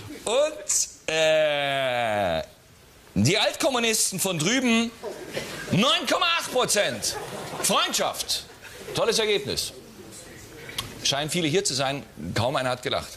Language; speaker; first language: German; native; German